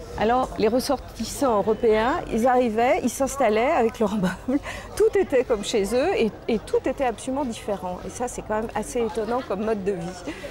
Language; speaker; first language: French; native; French